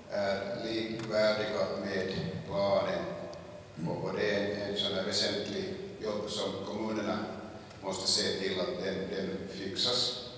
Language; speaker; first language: Swedish; non-native, local second language; Finnish